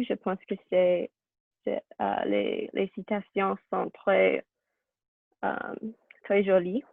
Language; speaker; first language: French; non-native, learner; English